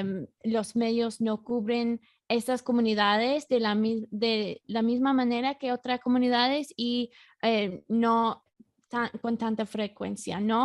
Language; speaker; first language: Spanish; non-native, fluent; English